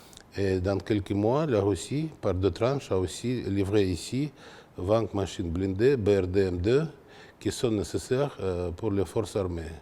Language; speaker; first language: French; non-native, fluent; Russian